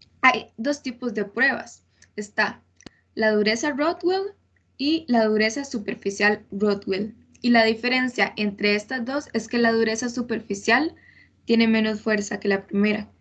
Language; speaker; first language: Spanish; native; Spanish